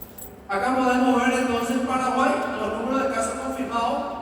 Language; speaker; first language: Spanish; native; Spanish